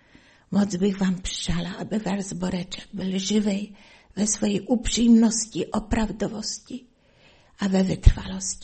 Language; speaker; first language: Czech; non-native, fluent; Polish